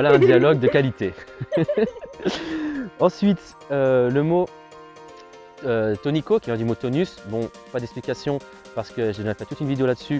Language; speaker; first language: French; native; French